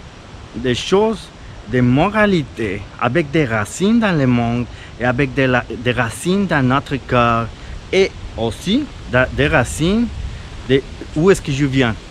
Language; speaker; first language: French; non-native, fluent; Spanish